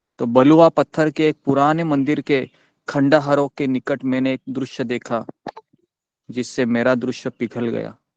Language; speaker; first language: Hindi; non-native, local second language; Marathi